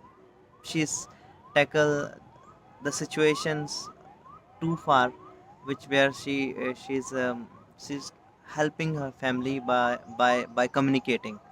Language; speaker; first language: English; non-native, local second language; Hindi